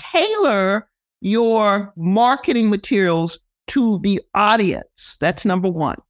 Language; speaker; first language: English; native; English